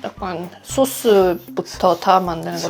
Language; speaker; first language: Korean; non-native, fluent; Swedish